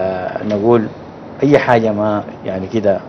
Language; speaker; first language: Arabic; native; Arabic